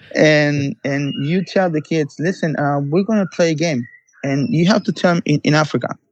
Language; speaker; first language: English; non-native, fluent; Spanish